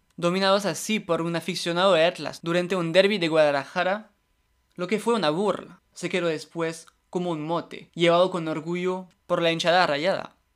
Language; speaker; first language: Spanish; non-native, fluent; French